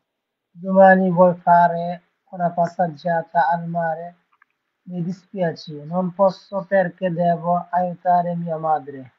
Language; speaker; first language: Italian; non-native, learner; Bangla